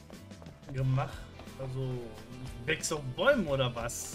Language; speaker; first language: German; native; German